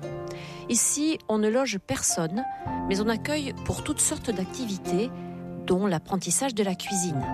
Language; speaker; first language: French; native; French